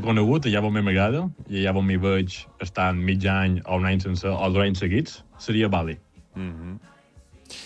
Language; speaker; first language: Catalan; native; Catalan